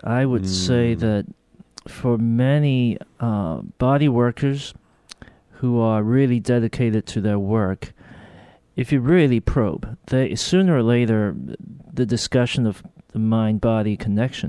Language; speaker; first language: English; non-native, local second language; Korean